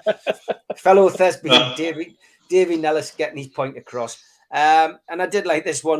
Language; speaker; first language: English; native; English